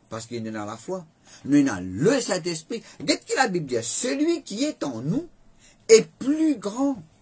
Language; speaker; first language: French; non-native, learner; Morisyen